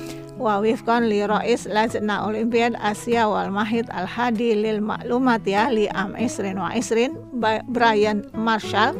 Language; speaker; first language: Arabic; non-native, fluent; Indonesian